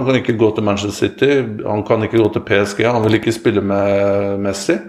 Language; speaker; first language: Norwegian; native; Norwegian